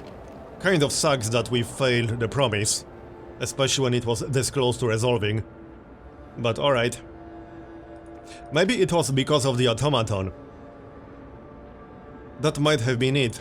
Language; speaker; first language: English; native; English